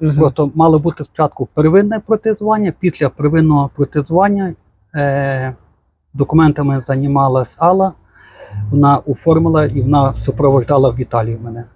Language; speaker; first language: Ukrainian; native; Ukrainian